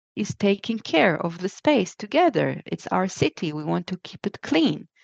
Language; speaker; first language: English; non-native, fluent; Hebrew